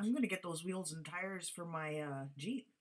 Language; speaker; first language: English; native; English